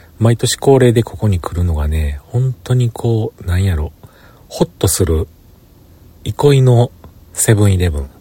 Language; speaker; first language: Japanese; native; Japanese